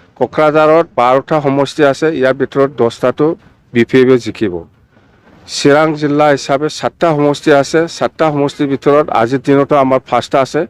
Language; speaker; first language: Assamese; non-native, local second language; Bodo